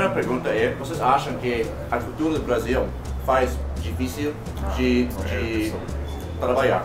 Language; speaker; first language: Portuguese; non-native, learner; English